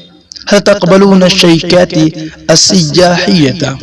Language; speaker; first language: Arabic; non-native, fluent; Urdu